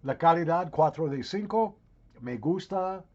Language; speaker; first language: Spanish; non-native, learner; English